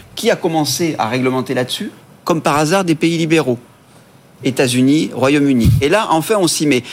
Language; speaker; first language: French; native; French